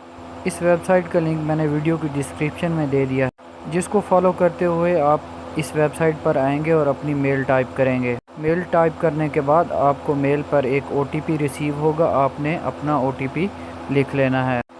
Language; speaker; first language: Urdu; non-native, local second language; Punjabi